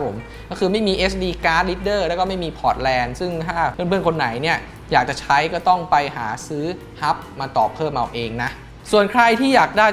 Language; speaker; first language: Thai; native; Thai